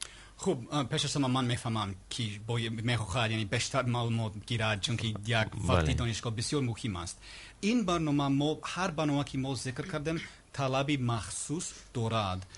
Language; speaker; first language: Persian; non-native, learner; English